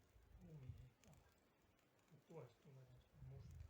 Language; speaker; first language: Finnish; native; Finnish